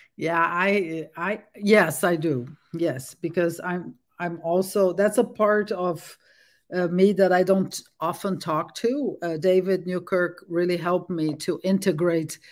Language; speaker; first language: English; non-native, fluent; Portuguese